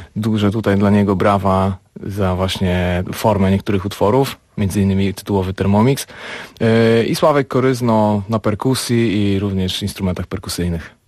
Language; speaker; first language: Polish; native; Polish